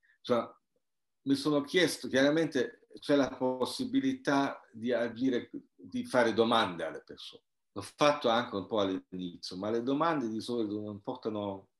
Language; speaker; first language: Italian; non-native, fluent; German